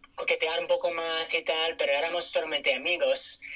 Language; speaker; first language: Spanish; non-native, fluent; English